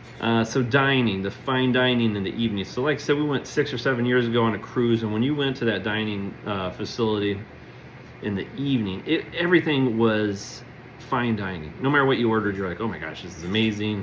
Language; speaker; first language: English; native; English